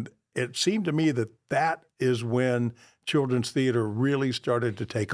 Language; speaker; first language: English; native; English